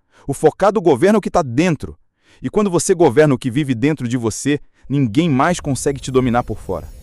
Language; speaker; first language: Portuguese; native; Portuguese